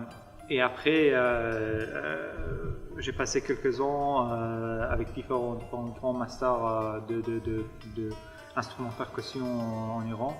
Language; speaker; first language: French; non-native, learner; Persian